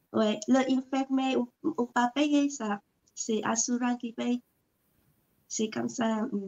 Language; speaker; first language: French; non-native, learner; Vietnamese